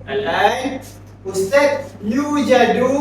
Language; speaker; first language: Arabic; non-native, learner; Malay